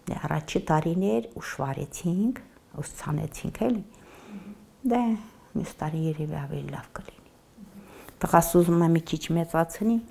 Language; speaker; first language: Armenian; native; Armenian